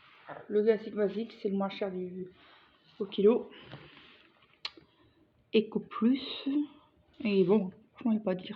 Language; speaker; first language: French; native; French